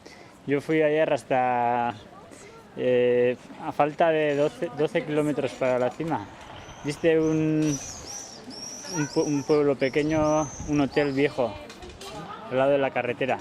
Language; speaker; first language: Spanish; non-native, local second language; Basque